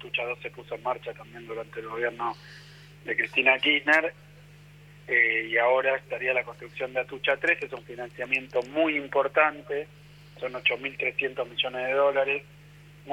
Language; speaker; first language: Spanish; native; Spanish